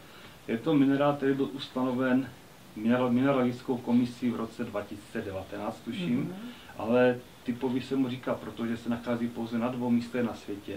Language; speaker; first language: Czech; native; Czech